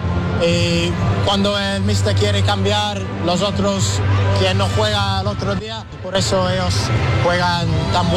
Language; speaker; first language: Spanish; non-native, learner; English